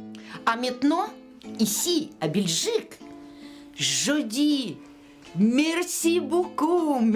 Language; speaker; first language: French; non-native, learner; Russian